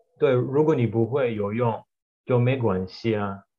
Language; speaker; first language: Chinese; non-native, learner; Russian